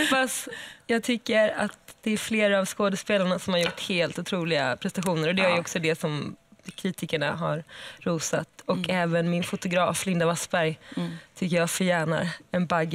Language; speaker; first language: Swedish; native; Swedish